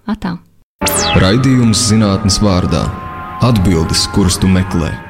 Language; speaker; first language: Latvian; native; Latvian